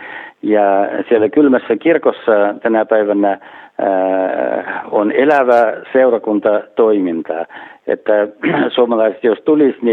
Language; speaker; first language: Finnish; non-native, fluent; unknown